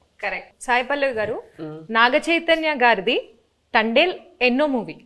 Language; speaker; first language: Telugu; native; Telugu